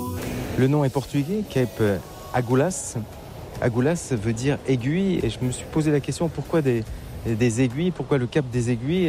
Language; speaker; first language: French; native; French